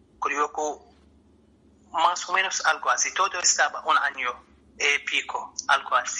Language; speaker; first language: Spanish; non-native, learner; Arabic